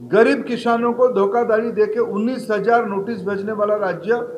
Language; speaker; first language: Hindi; non-native, local second language; Odia